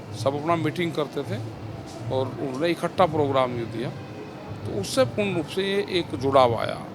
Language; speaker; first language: Hindi; native; Hindi